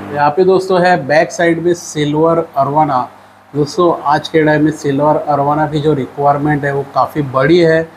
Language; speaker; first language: Hindi; non-native, local second language; Marathi